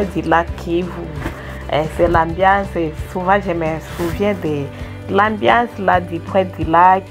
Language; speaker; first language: French; non-native, local second language; Swahili